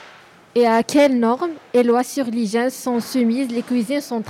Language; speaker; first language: French; non-native, learner; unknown